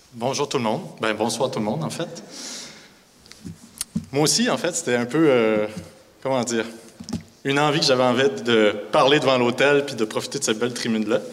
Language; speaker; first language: French; native; French